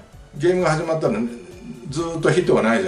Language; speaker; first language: Japanese; native; Japanese